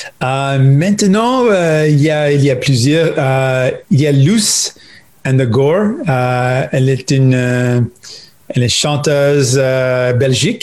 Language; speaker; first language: French; non-native, local second language; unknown